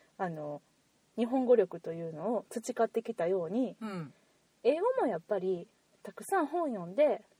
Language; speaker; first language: Japanese; native; Japanese